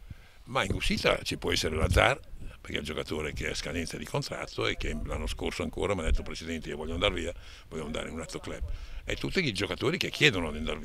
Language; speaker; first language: Italian; native; Italian